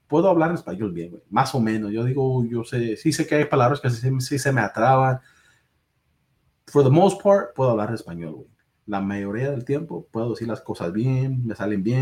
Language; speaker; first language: Spanish; early bilingual, heritage; Spanish